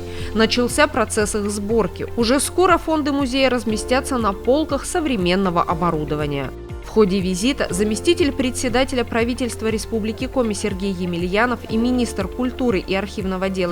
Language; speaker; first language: Russian; native; Russian